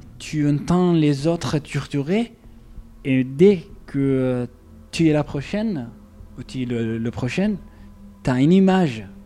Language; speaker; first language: French; non-native, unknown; Arabic